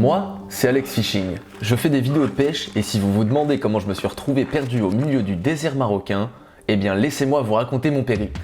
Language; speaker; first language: French; native; French